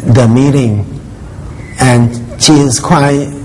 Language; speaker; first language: English; non-native, fluent; Thai